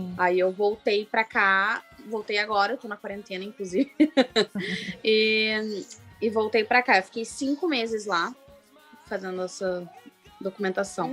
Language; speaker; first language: Portuguese; native; Portuguese